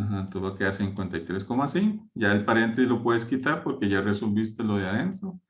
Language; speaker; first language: Spanish; native; Spanish